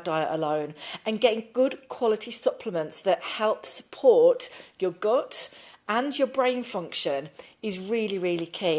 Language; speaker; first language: English; native; English